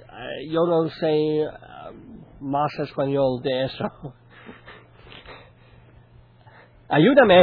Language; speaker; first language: Spanish; non-native, learner; English